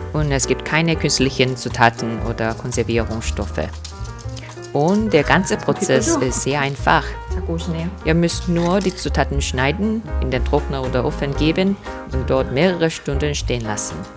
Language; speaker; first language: German; non-native, fluent; Korean